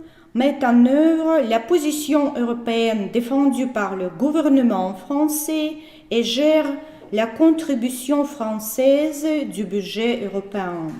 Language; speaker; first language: French; non-native, fluent; Russian